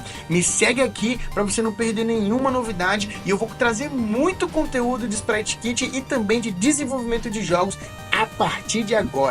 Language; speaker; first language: Portuguese; native; Portuguese